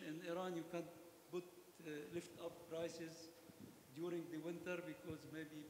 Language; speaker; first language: English; non-native, learner; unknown